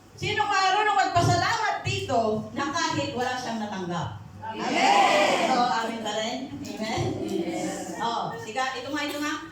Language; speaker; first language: Filipino; non-native, local second language; Iloko